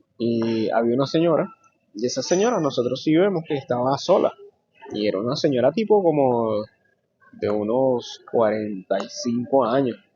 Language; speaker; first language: Spanish; native; Spanish